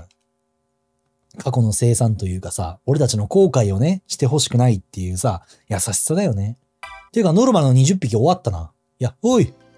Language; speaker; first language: Japanese; native; Japanese